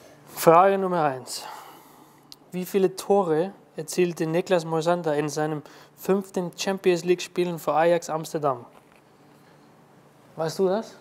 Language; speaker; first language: German; non-native, fluent; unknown